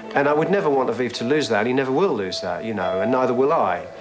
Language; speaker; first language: English; native; English